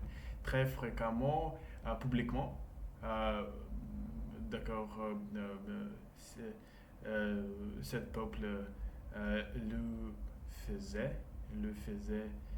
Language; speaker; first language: French; non-native, learner; Russian